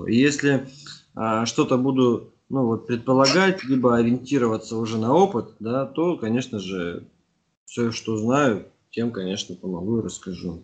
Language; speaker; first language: Russian; native; Russian